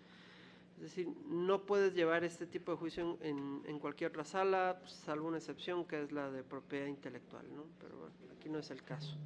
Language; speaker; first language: Spanish; native; Spanish